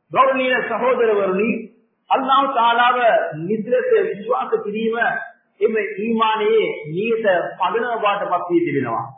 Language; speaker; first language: Sinhala; non-native, local second language; Tamil